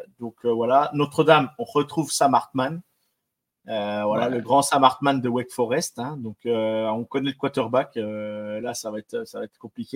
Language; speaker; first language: French; native; French